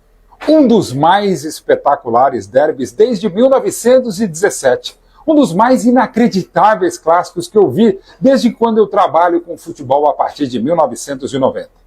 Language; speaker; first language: Portuguese; native; Portuguese